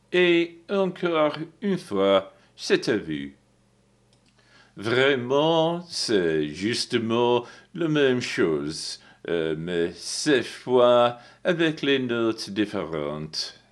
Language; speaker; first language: French; non-native, learner; English